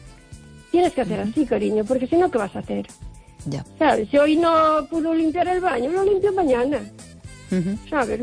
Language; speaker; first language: Spanish; non-native, local second language; Galician